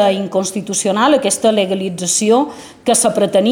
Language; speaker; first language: Catalan; native; Catalan